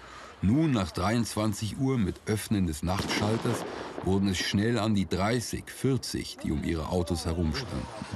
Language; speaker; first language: German; native; German